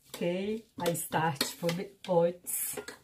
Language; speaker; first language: English; non-native, learner; Portuguese